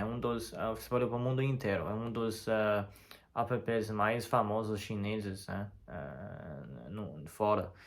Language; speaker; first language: Portuguese; non-native, fluent; Chinese